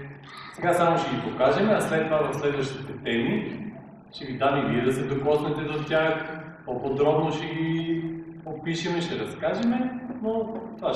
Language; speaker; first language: Bulgarian; native; Bulgarian